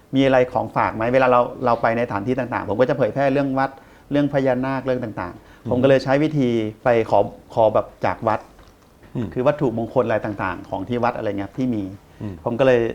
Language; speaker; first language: Thai; native; Thai